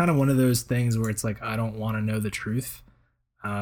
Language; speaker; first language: English; early bilingual, other home language; Spanish